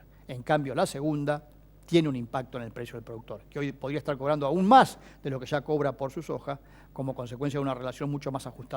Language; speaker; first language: Spanish; native; Spanish